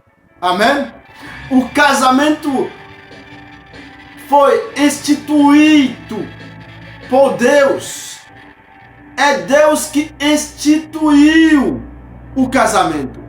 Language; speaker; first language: Portuguese; non-native, fluent; Haitian Creole